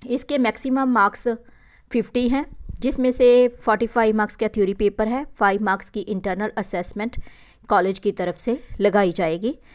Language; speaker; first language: Hindi; non-native, local second language; Punjabi